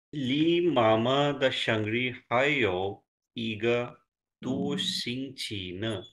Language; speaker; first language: Chinese; non-native, learner; Urdu